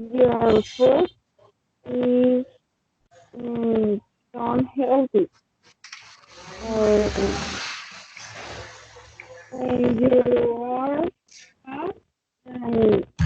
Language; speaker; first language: English; non-native, learner; Spanish